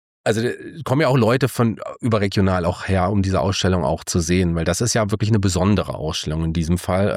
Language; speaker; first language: German; native; German